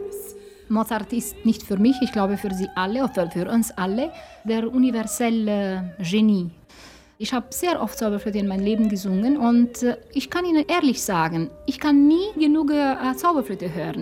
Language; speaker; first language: German; non-native, fluent; Romanian